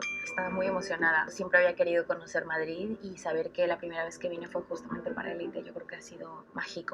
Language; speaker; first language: Spanish; native; Spanish